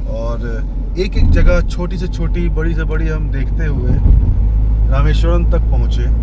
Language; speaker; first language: Hindi; native; Hindi